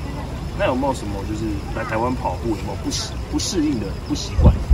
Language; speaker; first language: Chinese; native; Chinese